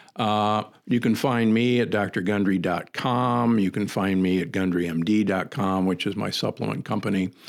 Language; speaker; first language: English; native; English